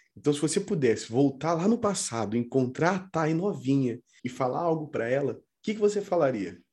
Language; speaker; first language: Portuguese; native; Portuguese